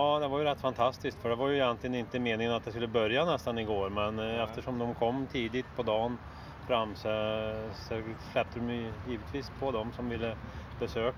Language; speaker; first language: Swedish; native; Swedish